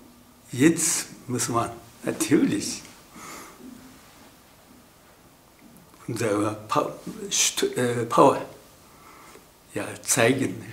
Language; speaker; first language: German; non-native, learner; Japanese